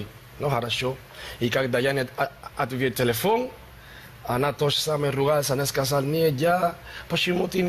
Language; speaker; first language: Russian; non-native, learner; Spanish